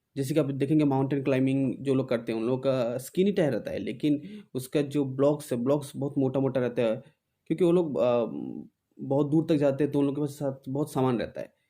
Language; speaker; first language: Hindi; non-native, local second language; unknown